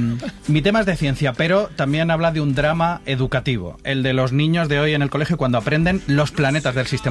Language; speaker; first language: Spanish; native; Spanish